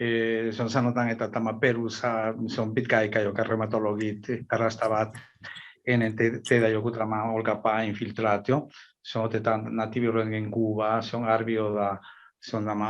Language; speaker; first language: Finnish; non-native, learner; Spanish